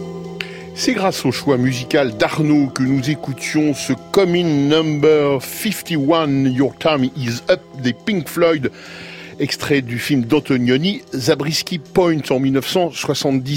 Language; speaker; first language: French; native; French